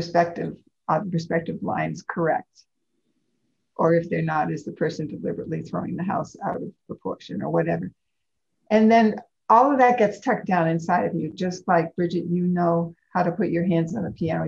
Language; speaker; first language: English; native; English